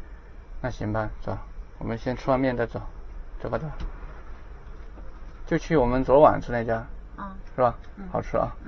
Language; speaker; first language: Chinese; native; Chinese